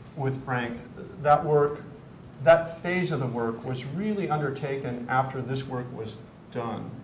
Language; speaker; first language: English; native; English